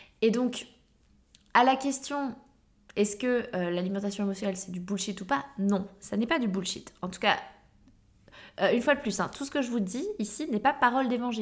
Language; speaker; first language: French; native; French